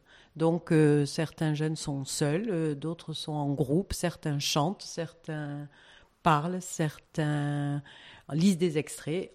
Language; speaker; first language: French; native; French